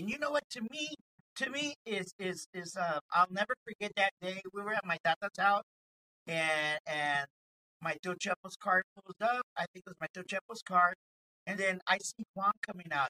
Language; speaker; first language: English; early bilingual, other home language; Spanish